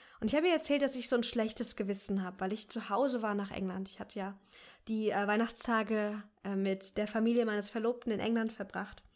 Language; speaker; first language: German; native; German